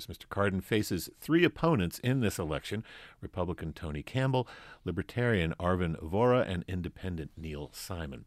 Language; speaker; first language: English; native; English